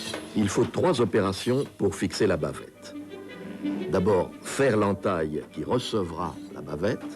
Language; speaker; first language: French; native; French